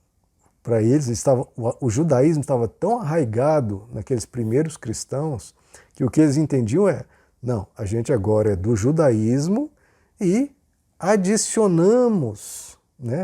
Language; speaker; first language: Portuguese; native; Portuguese